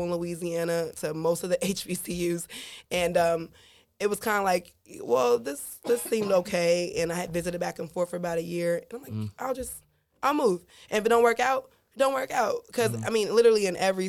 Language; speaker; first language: English; native; English